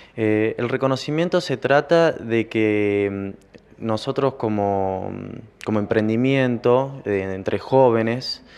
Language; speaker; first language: Spanish; native; Spanish